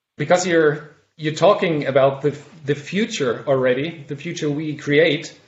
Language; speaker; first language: English; non-native, fluent; German